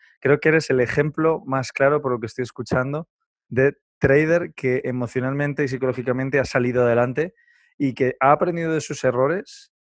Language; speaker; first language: Spanish; native; Spanish